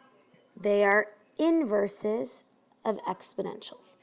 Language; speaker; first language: English; native; English